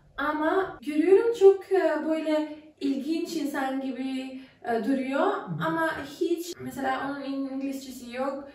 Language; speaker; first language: Turkish; non-native, learner; Macedonian